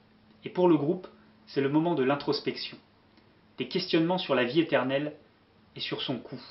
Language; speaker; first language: French; native; French